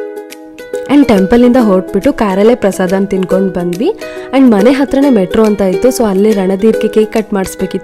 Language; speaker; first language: Kannada; native; Kannada